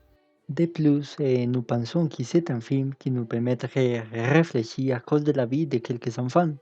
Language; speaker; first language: French; non-native, learner; Spanish